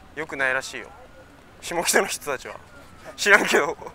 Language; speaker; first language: Japanese; native; Japanese